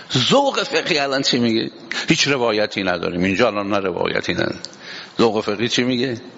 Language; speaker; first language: Persian; native; Persian